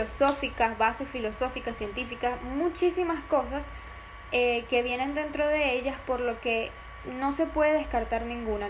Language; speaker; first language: Spanish; native; Spanish